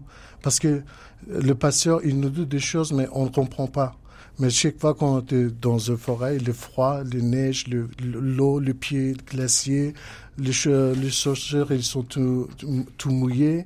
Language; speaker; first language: French; non-native, learner; Kurdish